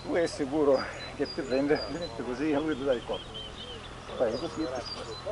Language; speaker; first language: Italian; native; Italian